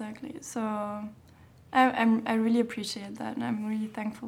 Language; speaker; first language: English; non-native, fluent; German